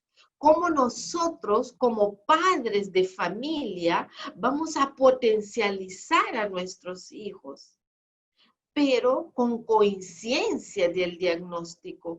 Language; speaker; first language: Spanish; non-native, fluent; Portuguese